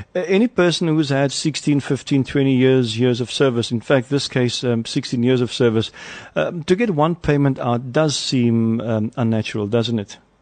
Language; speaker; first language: English; non-native, local second language; Afrikaans